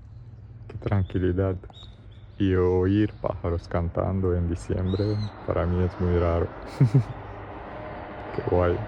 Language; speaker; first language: Spanish; non-native, fluent; Romanian